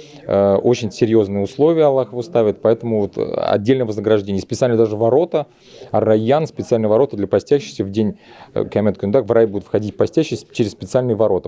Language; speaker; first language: Russian; native; Russian